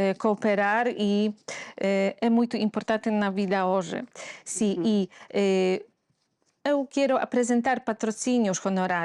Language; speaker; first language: Portuguese; non-native, fluent; Polish